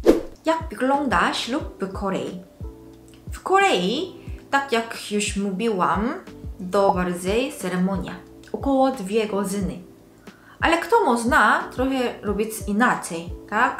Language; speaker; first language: Polish; non-native, local second language; Korean